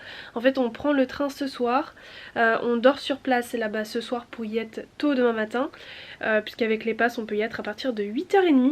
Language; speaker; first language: French; native; French